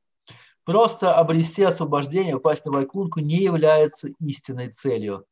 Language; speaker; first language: Russian; native; Russian